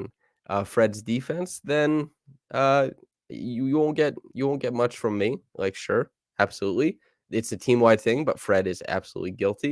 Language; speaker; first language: English; native; English